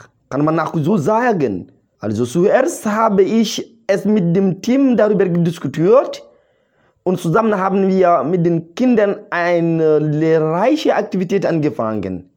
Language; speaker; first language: German; non-native, learner; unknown